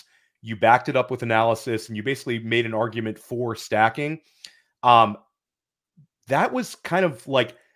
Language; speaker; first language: English; native; English